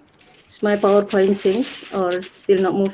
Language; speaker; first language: English; non-native, learner; Indonesian